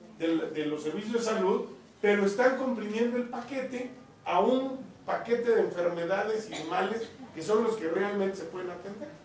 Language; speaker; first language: Spanish; native; Spanish